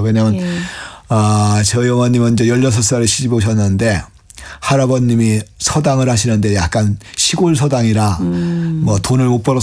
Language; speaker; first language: Korean; native; Korean